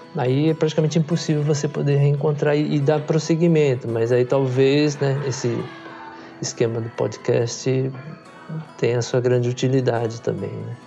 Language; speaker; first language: Portuguese; native; Portuguese